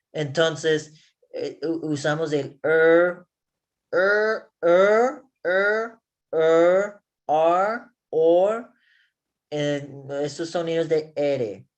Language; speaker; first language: Spanish; non-native, learner; English